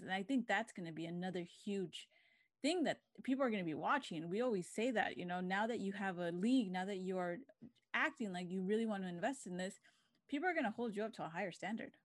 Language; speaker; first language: English; early bilingual, other home language; Spanish